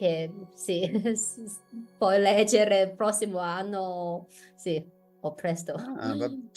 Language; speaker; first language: Italian; non-native, fluent; Chinese